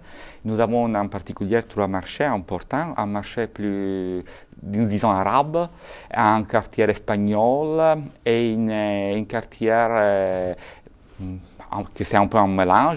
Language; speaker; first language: French; non-native, fluent; Italian